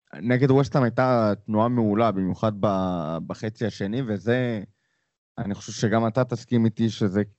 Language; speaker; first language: Hebrew; native; Hebrew